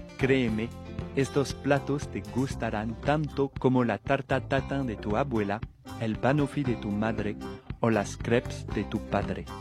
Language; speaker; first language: Spanish; non-native, fluent; French